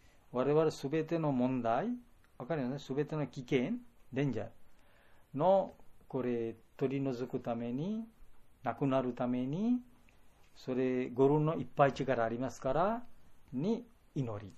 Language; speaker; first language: Japanese; non-native, fluent; Bangla